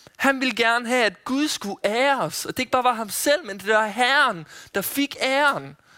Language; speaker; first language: Danish; native; Danish